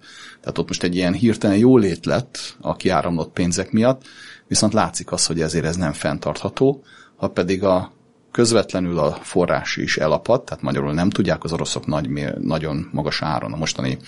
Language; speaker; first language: Hungarian; native; Hungarian